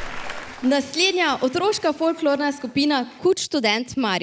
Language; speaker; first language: Slovenian; native; Slovenian